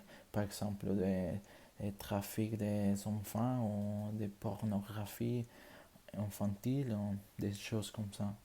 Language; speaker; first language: French; non-native, learner; Spanish